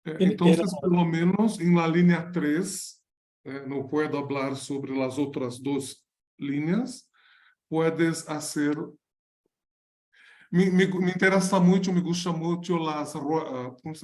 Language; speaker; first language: Spanish; non-native, learner; Portuguese